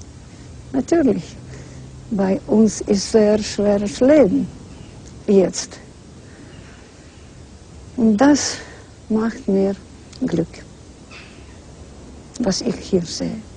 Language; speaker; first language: German; non-native, learner; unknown